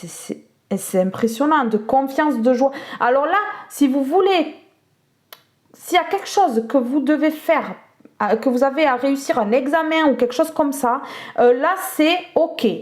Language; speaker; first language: French; native; French